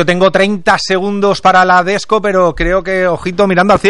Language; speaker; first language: Spanish; native; Spanish